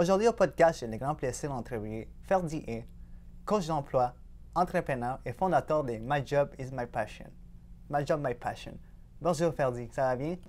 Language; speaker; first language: French; native; French